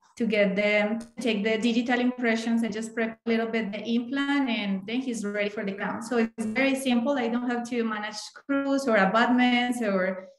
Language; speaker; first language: English; non-native, fluent; Spanish